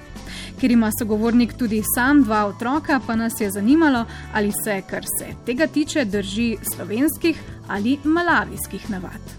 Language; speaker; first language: Slovenian; native; Slovenian